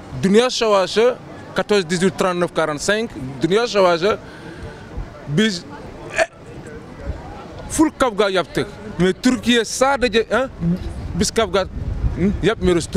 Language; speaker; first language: Turkish; non-native, learner; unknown